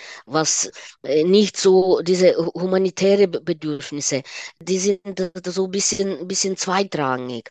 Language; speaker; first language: German; non-native, fluent; Ukrainian